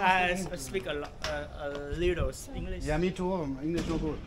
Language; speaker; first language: English; non-native, learner; German